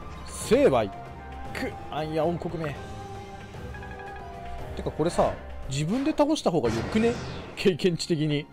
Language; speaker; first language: Japanese; native; Japanese